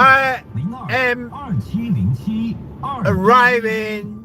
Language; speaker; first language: English; non-native, learner; Chinese